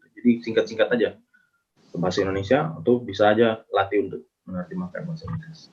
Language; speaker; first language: Indonesian; non-native, local second language; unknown